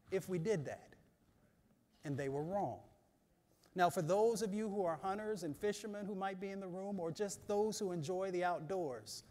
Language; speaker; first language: English; native; English